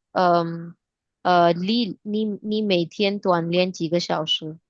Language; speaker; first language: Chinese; non-native, fluent; Hindi